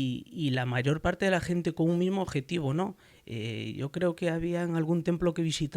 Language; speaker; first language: Spanish; native; Spanish